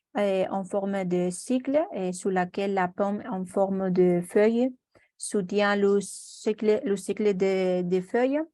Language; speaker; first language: French; non-native, learner; Spanish